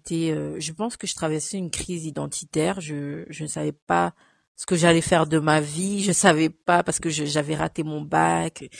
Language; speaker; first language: French; early bilingual, other home language; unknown